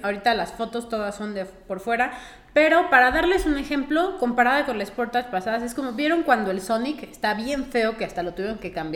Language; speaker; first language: Spanish; native; Spanish